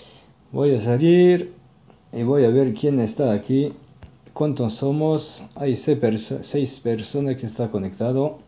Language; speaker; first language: Spanish; non-native, learner; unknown